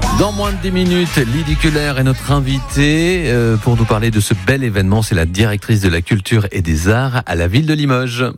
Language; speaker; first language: French; native; French